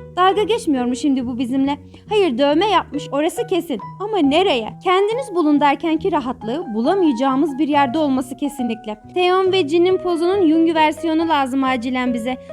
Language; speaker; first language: Turkish; native; Turkish